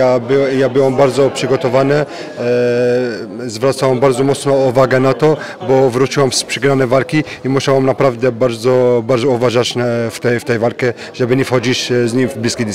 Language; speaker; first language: Polish; non-native, fluent; French